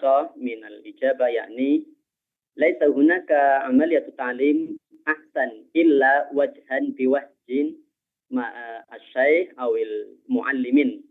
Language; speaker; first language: Arabic; non-native, fluent; Indonesian